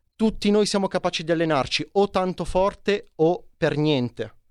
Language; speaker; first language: Italian; native; Italian